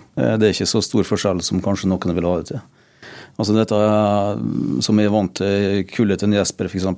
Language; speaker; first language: Norwegian; native; Norwegian